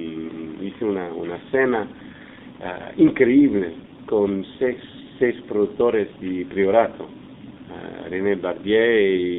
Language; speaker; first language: Spanish; non-native, fluent; English